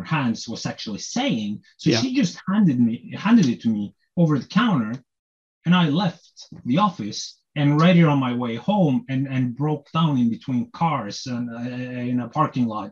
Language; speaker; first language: English; non-native, fluent; Norwegian